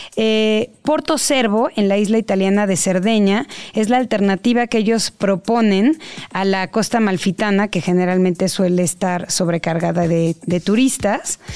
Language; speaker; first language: Spanish; native; Spanish